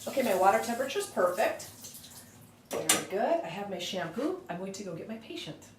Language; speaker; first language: English; native; English